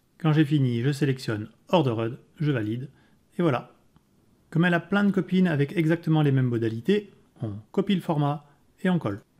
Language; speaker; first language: French; native; French